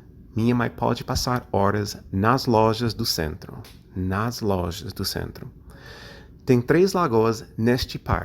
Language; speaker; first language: Portuguese; non-native, fluent; English